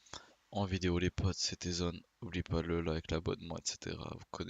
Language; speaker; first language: French; native; French